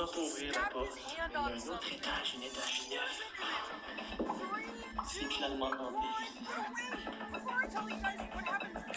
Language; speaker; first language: French; native; French